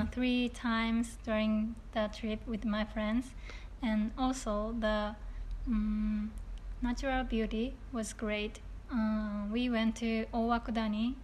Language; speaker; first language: English; non-native, learner; Japanese